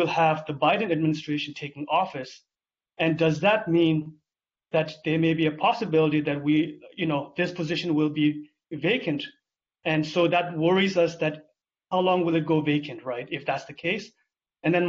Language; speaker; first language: English; non-native, local second language; Tibetan